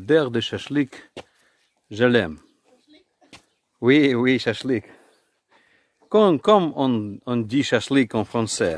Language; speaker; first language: French; non-native, learner; Ukrainian